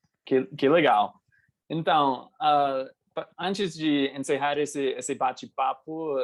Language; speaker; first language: Portuguese; non-native, fluent; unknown